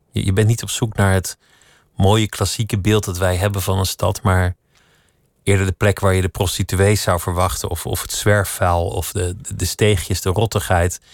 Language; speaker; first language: Dutch; native; Dutch